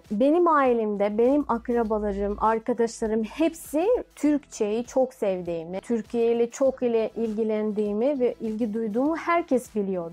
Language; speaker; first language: Turkish; non-native, fluent; Russian